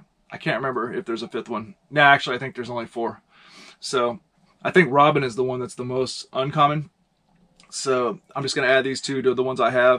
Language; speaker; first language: English; native; English